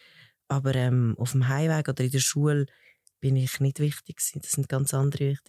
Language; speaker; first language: German; early bilingual, other home language; Spanish